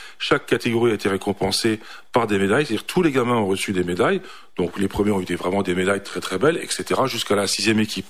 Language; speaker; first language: French; native; French